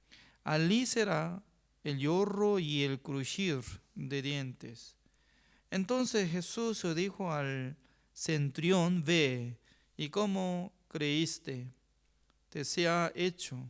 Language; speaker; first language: Spanish; non-native, fluent; Korean